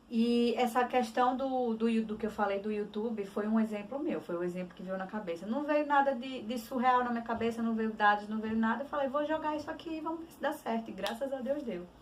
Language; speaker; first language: Portuguese; native; Portuguese